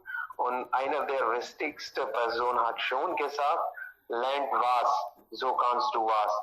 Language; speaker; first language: German; non-native, learner; Hindi